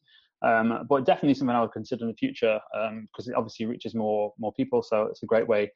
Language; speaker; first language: English; native; English